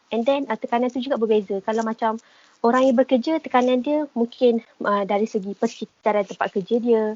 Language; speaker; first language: Malay; native; Malay